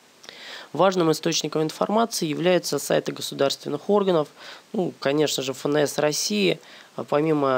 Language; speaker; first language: Russian; native; Russian